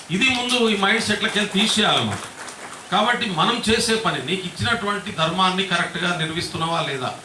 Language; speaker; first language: Telugu; non-native, local second language; Lambadi